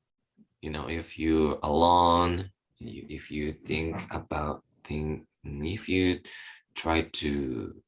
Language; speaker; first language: English; non-native, learner; Japanese